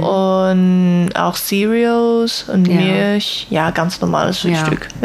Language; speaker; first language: German; non-native, learner; Chinese